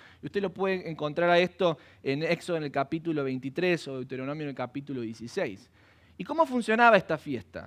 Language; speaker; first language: Spanish; native; Spanish